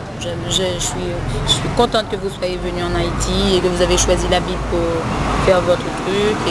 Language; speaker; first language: French; non-native, local second language; Haitian Creole